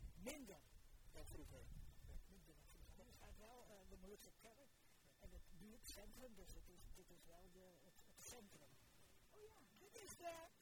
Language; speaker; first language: Dutch; early bilingual, other home language; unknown